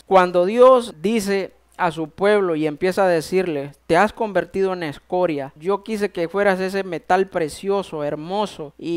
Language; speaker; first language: Spanish; native; Spanish